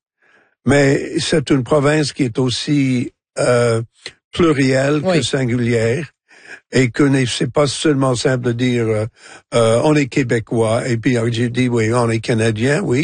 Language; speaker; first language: French; non-native, local second language; English